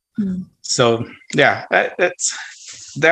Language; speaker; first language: English; non-native, fluent; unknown